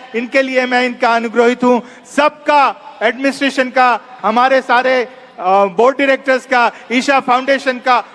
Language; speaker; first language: Hindi; non-native, local second language; Gujarati